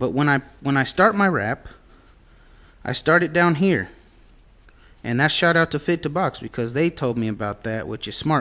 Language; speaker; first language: English; native; English